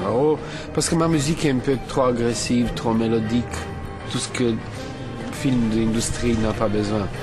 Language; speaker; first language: French; non-native, fluent; Serbian